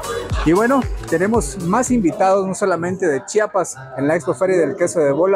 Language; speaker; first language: Spanish; native; Spanish